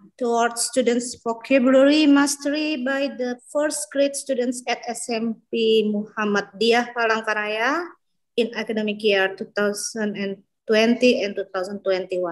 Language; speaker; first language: English; non-native, fluent; Indonesian